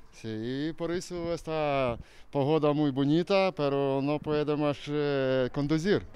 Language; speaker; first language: Spanish; non-native, learner; Ukrainian